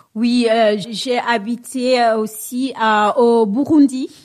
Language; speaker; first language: French; non-native, local second language; Swahili